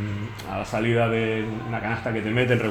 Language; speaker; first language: Spanish; native; Spanish